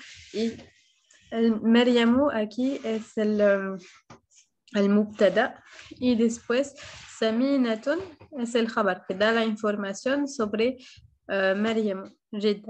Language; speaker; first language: Spanish; non-native, fluent; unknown